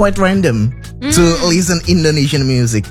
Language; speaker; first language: English; non-native, fluent; Indonesian